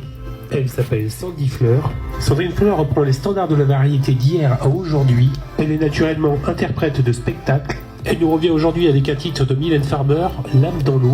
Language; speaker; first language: French; native; French